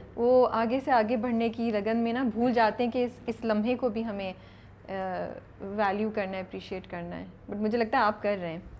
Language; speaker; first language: Urdu; native; Urdu